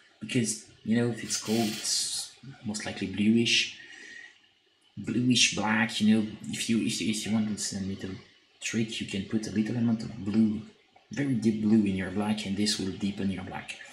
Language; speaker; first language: English; non-native, fluent; French